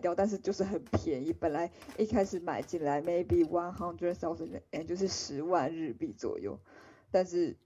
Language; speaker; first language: Chinese; native; Chinese